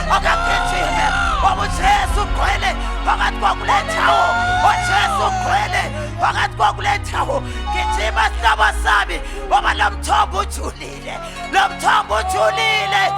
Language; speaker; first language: Zulu; native; Zulu